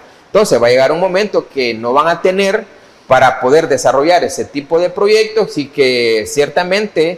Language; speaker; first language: Spanish; native; Spanish